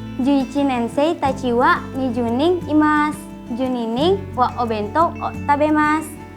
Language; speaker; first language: Japanese; non-native, learner; Indonesian